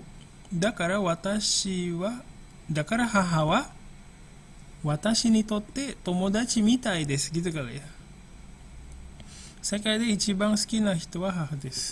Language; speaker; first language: Japanese; non-native, fluent; Indonesian